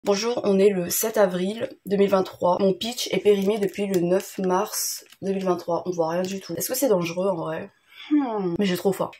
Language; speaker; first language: French; early bilingual, other home language; Vietnamese